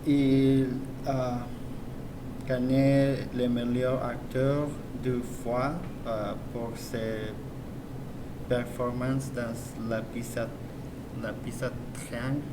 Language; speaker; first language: French; non-native, learner; English